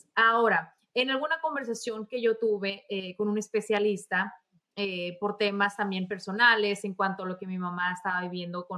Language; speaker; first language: Spanish; native; Spanish